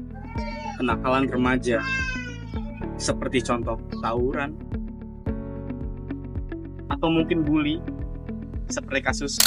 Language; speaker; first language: Indonesian; native; Indonesian